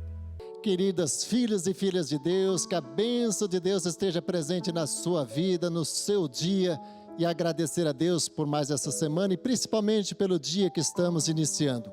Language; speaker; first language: Portuguese; native; Portuguese